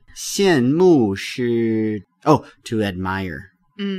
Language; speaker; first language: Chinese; non-native, learner; English